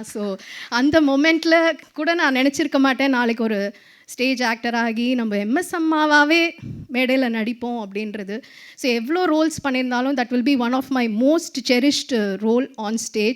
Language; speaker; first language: Tamil; native; Tamil